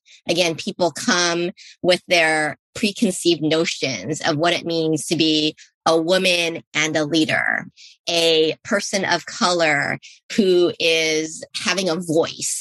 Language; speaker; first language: English; native; English